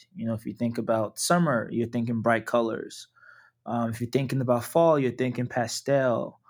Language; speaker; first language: English; non-native, local second language; Yoruba